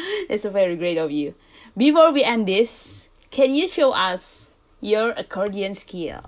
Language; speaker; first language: English; early bilingual, other home language; Indonesian